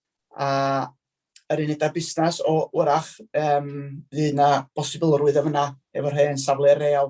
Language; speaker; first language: Welsh; native; Welsh